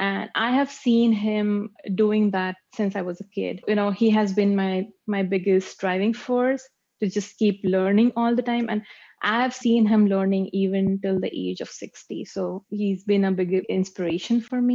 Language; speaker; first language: English; non-native, local second language; Marathi